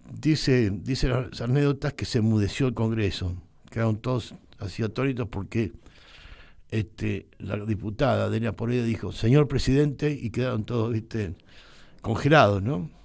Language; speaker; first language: Spanish; native; Spanish